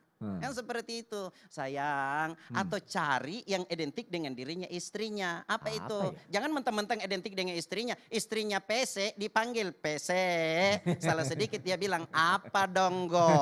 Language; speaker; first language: Indonesian; native; Indonesian